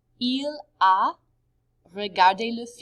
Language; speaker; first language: French; non-native, fluent; English